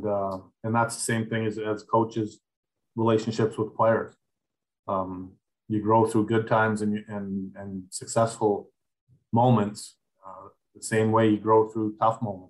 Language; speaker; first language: English; native; English